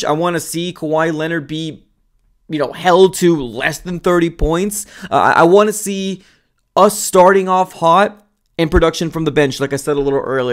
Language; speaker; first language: English; native; English